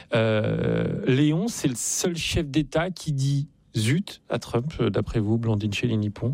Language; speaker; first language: French; native; French